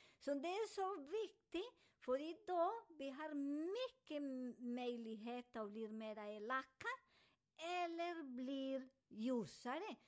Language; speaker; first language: Swedish; non-native, fluent; Spanish